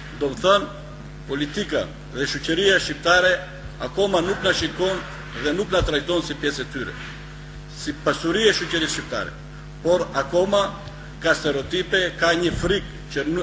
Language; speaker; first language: Albanian; non-native, local second language; Macedonian